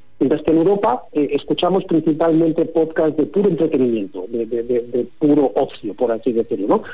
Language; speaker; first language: Spanish; native; Spanish